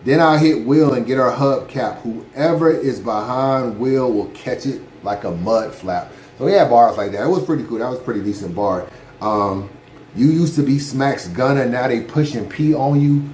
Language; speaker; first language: English; native; English